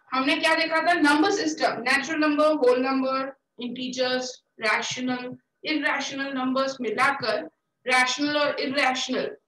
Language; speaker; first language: Hindi; native; Hindi